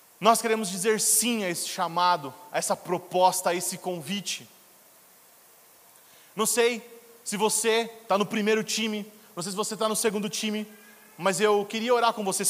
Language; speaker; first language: Portuguese; native; Portuguese